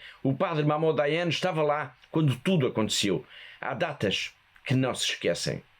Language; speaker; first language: Portuguese; native; Portuguese